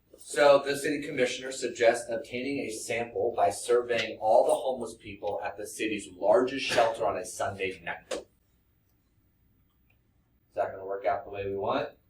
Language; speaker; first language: English; native; English